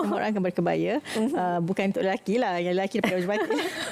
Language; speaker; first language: Malay; native; Malay